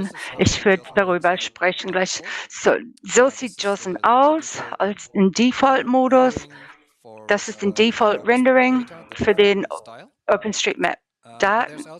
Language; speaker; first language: German; non-native, learner; English